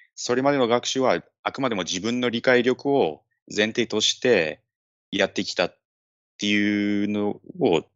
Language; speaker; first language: Japanese; non-native, fluent; English